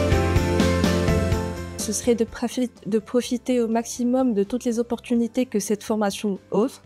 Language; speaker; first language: French; non-native, local second language; Arabic